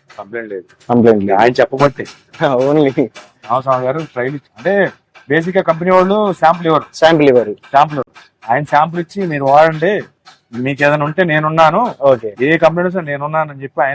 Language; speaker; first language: Telugu; native; Telugu